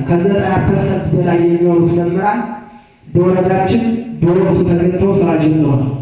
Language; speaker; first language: Amharic; native; Amharic